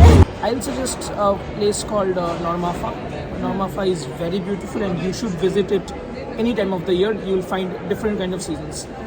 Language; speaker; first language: English; non-native, local second language; Bangla